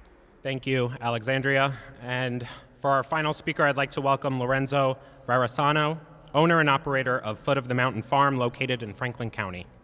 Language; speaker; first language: English; native; English